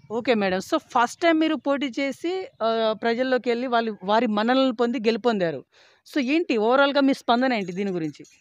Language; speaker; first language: Telugu; native; Telugu